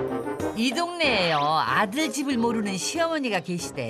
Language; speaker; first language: Korean; native; Korean